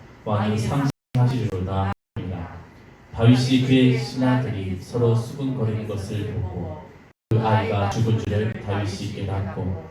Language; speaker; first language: Korean; native; Korean